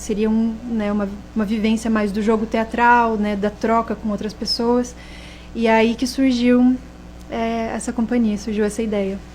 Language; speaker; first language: Portuguese; native; Portuguese